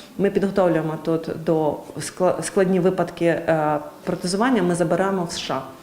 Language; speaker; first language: Ukrainian; native; Ukrainian